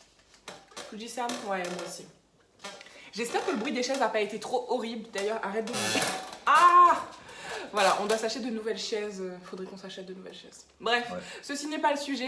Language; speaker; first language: French; native; French